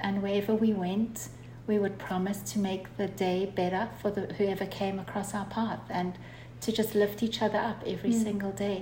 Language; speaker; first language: English; native; English